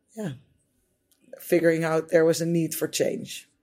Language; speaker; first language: English; non-native, fluent; Dutch